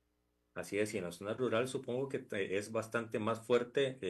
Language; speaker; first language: Spanish; native; Spanish